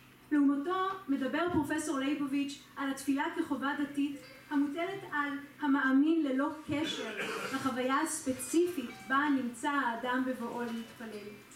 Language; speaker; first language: Hebrew; native; Hebrew